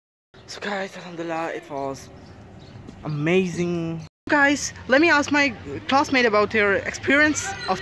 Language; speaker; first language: English; non-native, local second language; Urdu